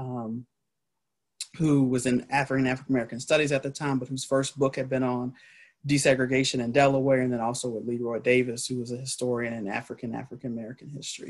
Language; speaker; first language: English; native; English